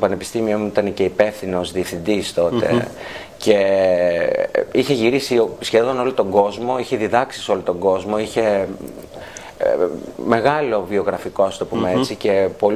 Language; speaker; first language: Greek; native; Greek